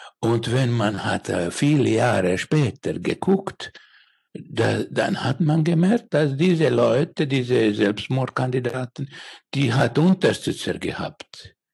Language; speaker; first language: German; non-native, learner; Finnish